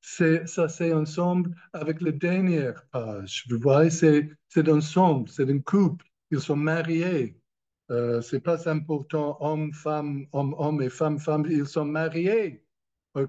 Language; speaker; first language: French; non-native, learner; English